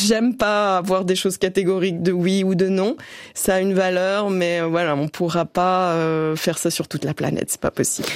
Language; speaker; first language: French; native; French